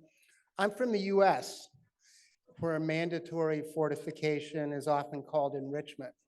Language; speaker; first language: English; native; English